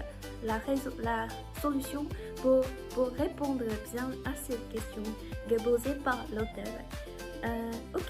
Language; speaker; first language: French; non-native, learner; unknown